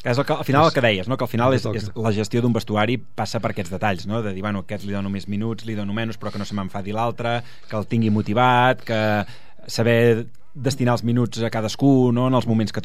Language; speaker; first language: Catalan; native; Catalan